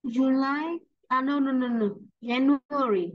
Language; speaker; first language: English; non-native, learner; Vietnamese